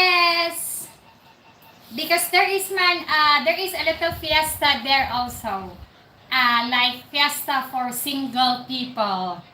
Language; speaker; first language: English; non-native, local second language; Cebuano